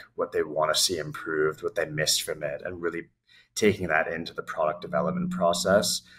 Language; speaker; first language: English; native; English